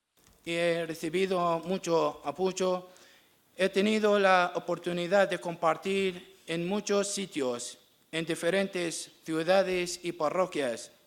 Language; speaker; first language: Spanish; non-native, learner; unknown